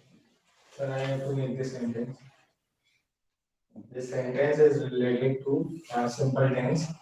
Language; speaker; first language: English; non-native, learner; Hindi